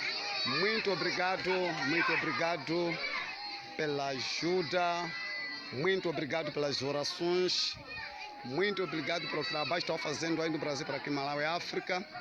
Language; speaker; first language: Portuguese; non-native, fluent; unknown